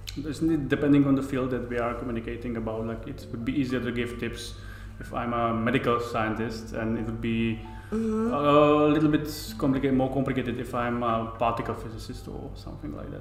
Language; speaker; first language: English; non-native, fluent; Czech